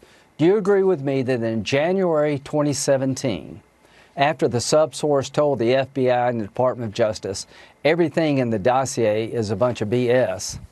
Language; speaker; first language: English; native; English